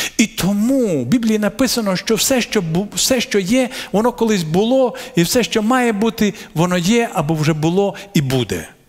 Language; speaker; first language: Ukrainian; non-native, local second language; Russian